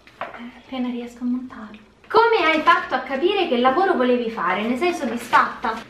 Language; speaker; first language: Italian; native; Italian